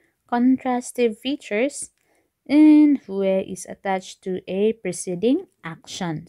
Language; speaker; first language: English; non-native, local second language; Filipino